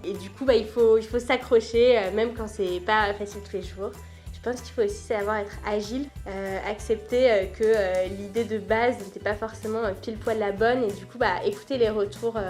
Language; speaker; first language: French; native; French